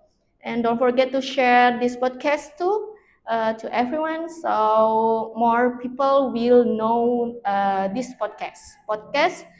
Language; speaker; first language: English; non-native, learner; Indonesian